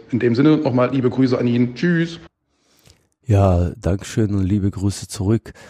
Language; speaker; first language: German; non-native, fluent; Bosnian